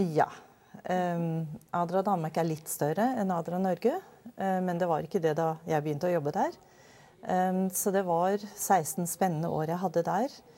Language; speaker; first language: Norwegian; early bilingual, other home language; Danish